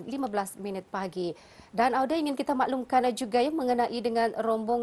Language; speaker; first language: Malay; native; Malay